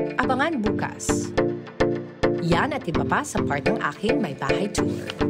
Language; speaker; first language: Filipino; native; Filipino